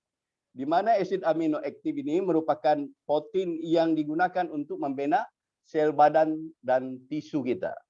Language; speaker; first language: Malay; native; Malay